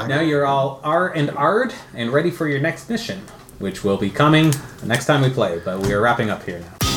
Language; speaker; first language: English; native; English